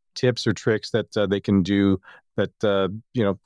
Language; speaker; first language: English; native; English